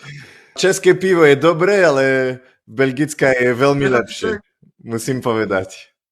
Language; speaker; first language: Slovak; non-native, learner; French